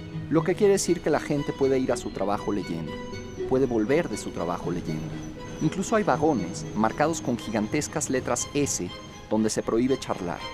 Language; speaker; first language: Spanish; native; Spanish